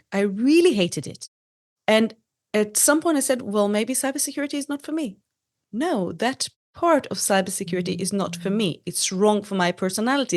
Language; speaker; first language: English; non-native, fluent; Hebrew